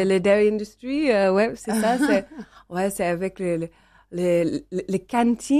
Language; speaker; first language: French; non-native, learner; English